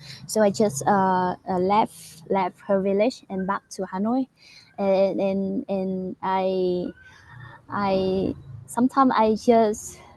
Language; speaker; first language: English; non-native, learner; Vietnamese